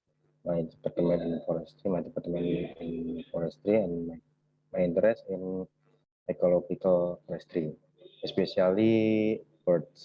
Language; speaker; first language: English; non-native, learner; Indonesian